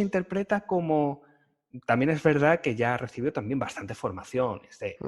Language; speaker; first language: Spanish; native; Spanish